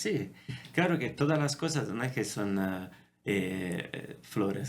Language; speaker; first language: Spanish; non-native, fluent; Italian